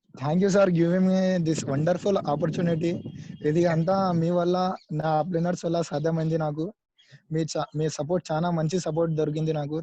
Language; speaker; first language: Telugu; non-native, local second language; Urdu